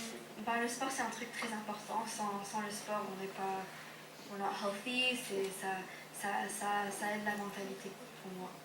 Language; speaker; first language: French; non-native, local second language; English